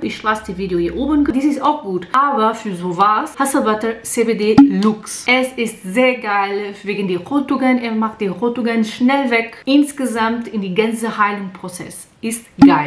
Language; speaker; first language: German; non-native, learner; Portuguese